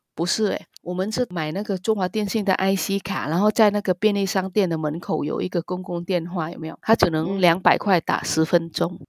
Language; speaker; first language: Chinese; non-native, fluent; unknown